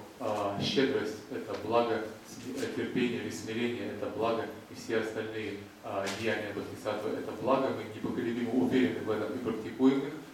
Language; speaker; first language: Russian; native; Russian